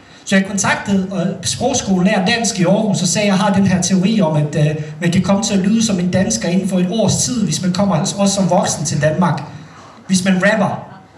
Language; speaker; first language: Danish; non-native, fluent; Bosnian